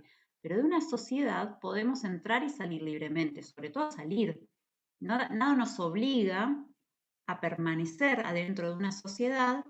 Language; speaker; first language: Spanish; native; Spanish